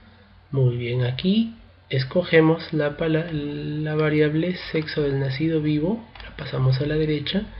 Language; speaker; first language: Spanish; native; Spanish